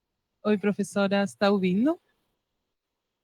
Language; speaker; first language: Portuguese; non-native, fluent; Spanish